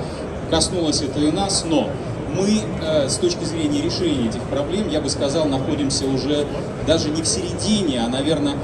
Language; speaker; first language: Russian; native; Russian